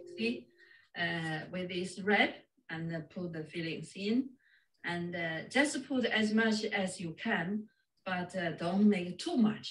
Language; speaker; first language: English; non-native, fluent; Chinese